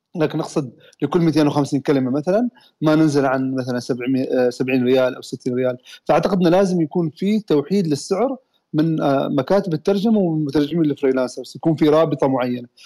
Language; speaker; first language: Arabic; native; Arabic